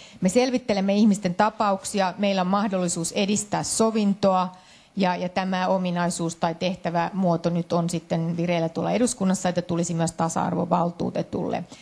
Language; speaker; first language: Finnish; native; Finnish